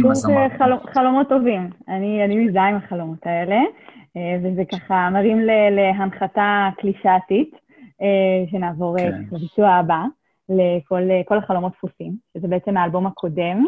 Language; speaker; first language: Hebrew; native; Hebrew